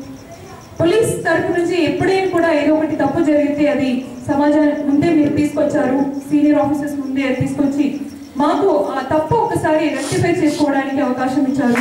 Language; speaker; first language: Telugu; native; Telugu